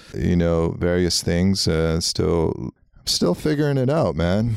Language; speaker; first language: English; early bilingual, other home language; Armenian